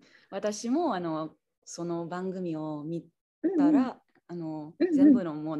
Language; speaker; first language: Japanese; non-native, learner; English